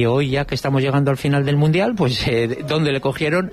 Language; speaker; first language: Spanish; native; Spanish